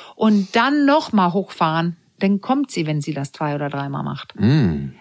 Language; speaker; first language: German; non-native, fluent; Danish